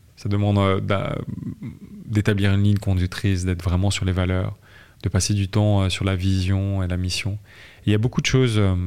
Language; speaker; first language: French; native; French